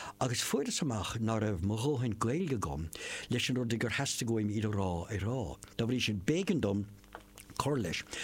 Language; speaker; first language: Irish; non-native, local second language; English